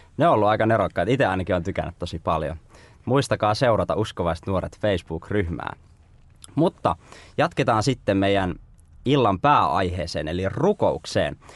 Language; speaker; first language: Finnish; native; Finnish